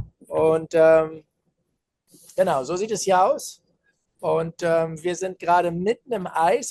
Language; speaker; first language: German; native; German